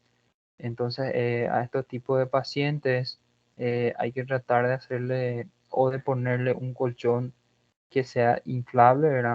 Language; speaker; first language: Spanish; non-native, fluent; Portuguese